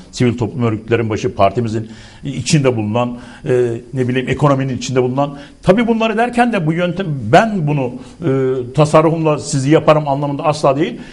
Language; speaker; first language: Turkish; native; Turkish